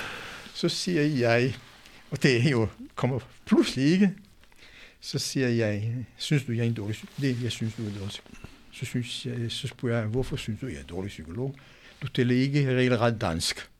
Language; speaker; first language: Danish; non-native, fluent; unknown